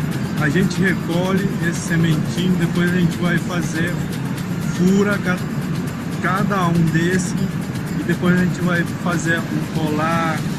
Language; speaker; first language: Portuguese; non-native, local second language; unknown